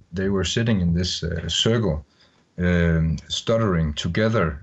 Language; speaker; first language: English; non-native, fluent; Danish